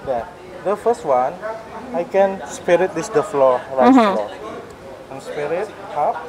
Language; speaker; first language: English; non-native, learner; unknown